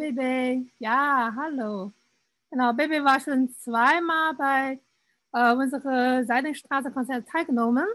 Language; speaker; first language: German; non-native, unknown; Chinese